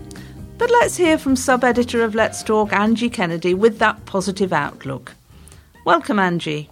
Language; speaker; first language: English; native; English